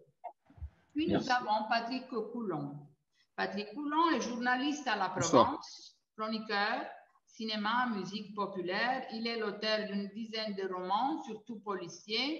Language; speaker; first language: French; non-native, fluent; Italian